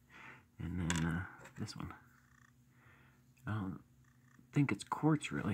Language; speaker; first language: English; native; English